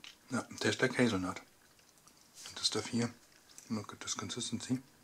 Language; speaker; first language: English; non-native, fluent; German